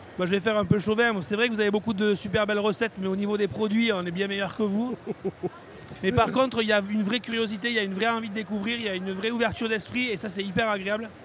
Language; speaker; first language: French; native; French